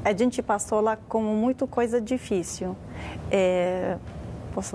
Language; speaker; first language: Portuguese; non-native, learner; Arabic